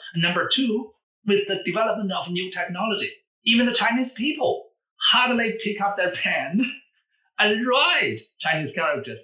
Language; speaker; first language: English; non-native, fluent; Chinese